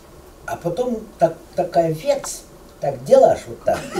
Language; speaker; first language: Czech; non-native, fluent; Russian